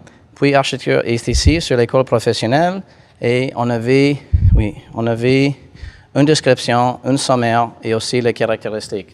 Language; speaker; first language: French; non-native, fluent; English